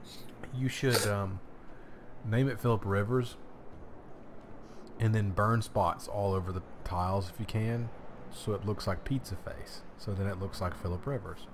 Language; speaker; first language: English; native; English